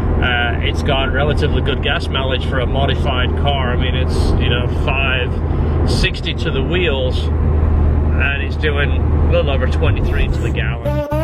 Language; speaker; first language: English; native; English